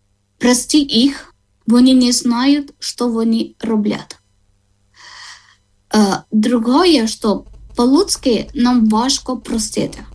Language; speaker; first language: Ukrainian; non-native, learner; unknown